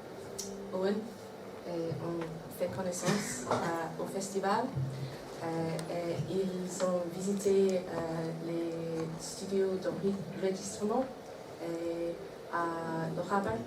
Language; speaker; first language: French; non-native, learner; English